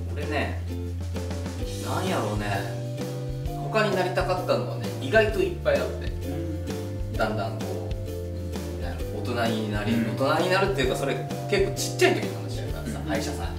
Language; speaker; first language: Japanese; native; Japanese